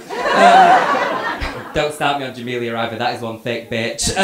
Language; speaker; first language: English; native; English